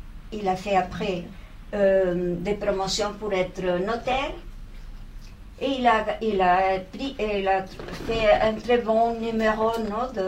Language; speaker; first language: French; non-native, fluent; Spanish